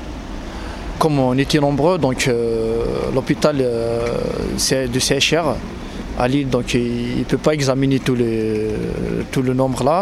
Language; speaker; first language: French; non-native, local second language; Arabic